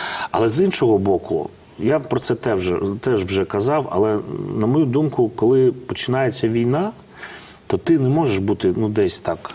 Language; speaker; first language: Ukrainian; non-native, fluent; Russian